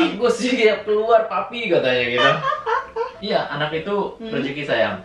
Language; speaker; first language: Indonesian; native; Indonesian